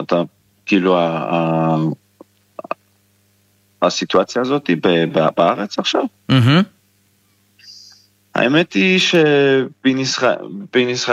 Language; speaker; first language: Hebrew; non-native, fluent; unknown